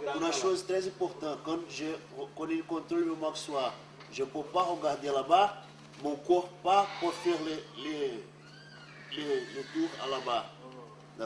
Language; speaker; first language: French; non-native, learner; Portuguese